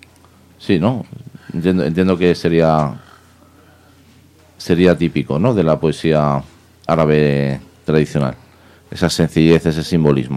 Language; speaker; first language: Spanish; native; Spanish